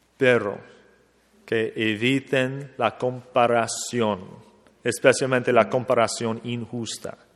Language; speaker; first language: Spanish; non-native, fluent; English